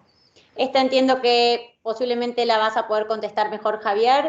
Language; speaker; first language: Spanish; native; Spanish